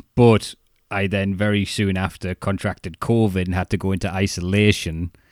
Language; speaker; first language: English; native; English